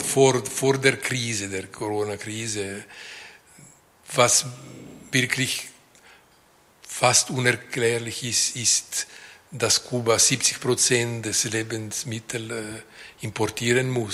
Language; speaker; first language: German; non-native, local second language; Italian